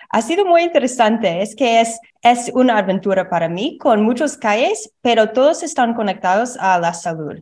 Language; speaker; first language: Spanish; non-native, learner; English